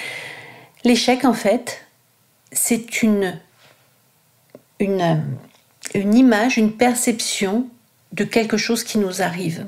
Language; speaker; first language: French; native; French